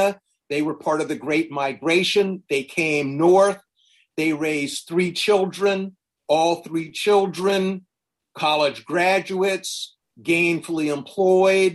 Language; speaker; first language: English; native; English